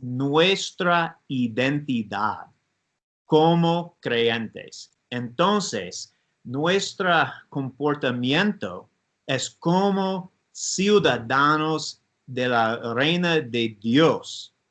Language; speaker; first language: Spanish; non-native, learner; English